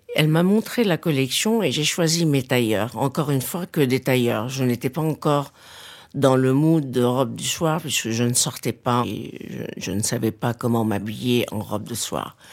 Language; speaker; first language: French; non-native, local second language; Arabic